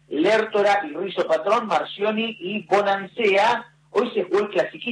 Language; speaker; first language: Spanish; native; Spanish